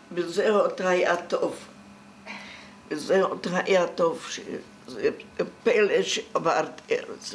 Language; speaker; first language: Hebrew; non-native, fluent; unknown